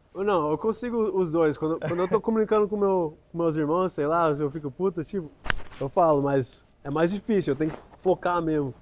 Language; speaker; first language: Portuguese; early bilingual, heritage; Portuguese